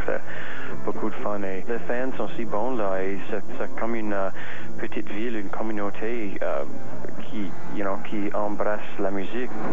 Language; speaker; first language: French; non-native, fluent; English